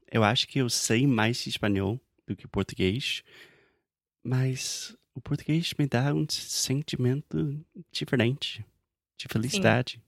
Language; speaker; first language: Portuguese; non-native, fluent; English